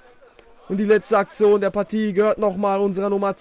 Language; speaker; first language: German; native; German